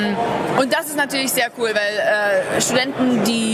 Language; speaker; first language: German; native; German